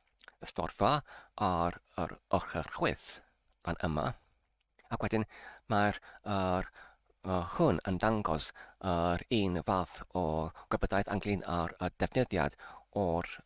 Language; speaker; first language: Welsh; non-native, learner; English